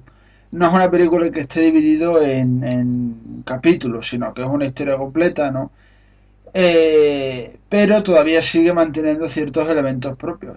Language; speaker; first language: Spanish; native; Spanish